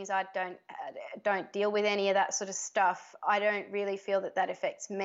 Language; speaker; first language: English; native; English